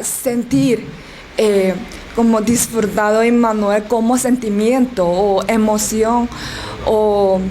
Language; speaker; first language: Spanish; non-native, learner; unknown